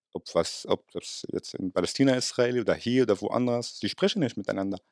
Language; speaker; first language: German; non-native, fluent; Arabic